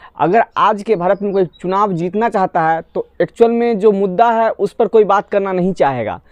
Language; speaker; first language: Hindi; non-native, local second language; Assamese